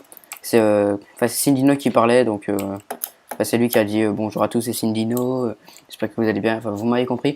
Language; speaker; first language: French; native; French